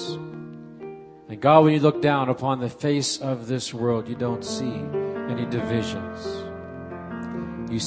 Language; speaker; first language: English; native; English